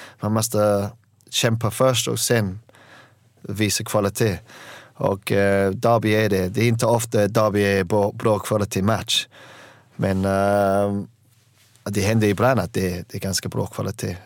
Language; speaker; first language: Swedish; non-native, learner; English